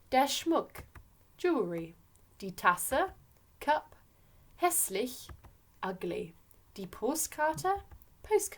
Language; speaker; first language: German; non-native, fluent; English